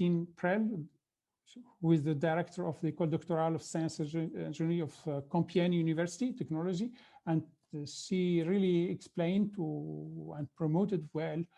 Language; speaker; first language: English; non-native, fluent; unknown